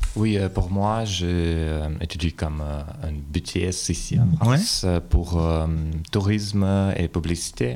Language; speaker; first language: French; non-native, learner; Russian